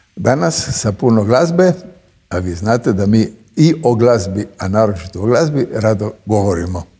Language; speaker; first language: Croatian; native; Croatian